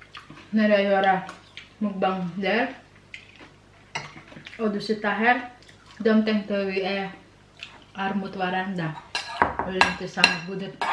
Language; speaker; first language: Swedish; non-native, learner; Indonesian